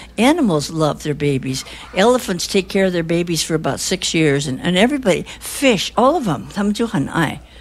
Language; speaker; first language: English; early bilingual, other home language; Chinese